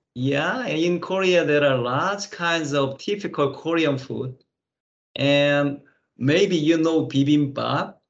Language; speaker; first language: English; non-native, fluent; Korean